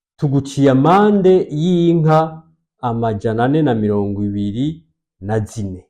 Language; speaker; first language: Rundi; native; Rundi